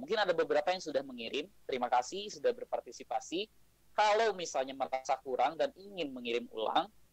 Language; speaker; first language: Indonesian; native; Indonesian